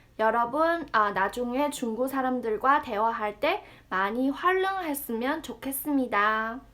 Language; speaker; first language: Korean; non-native, fluent; Chinese